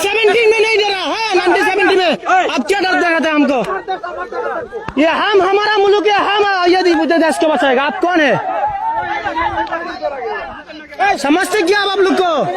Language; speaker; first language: Hindi; non-native, learner; Bangla